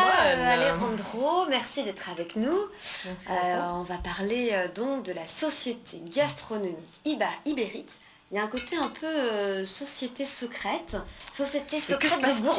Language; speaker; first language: French; native; French